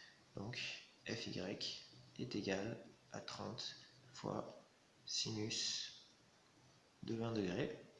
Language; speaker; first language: French; native; French